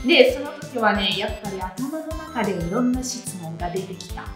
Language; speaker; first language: Japanese; non-native, fluent; Italian